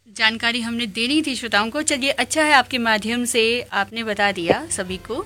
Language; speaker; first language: Hindi; native; Hindi